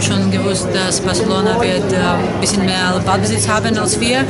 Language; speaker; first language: German; non-native, fluent; Serbian